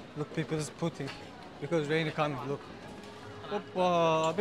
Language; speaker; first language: English; non-native, learner; Turkish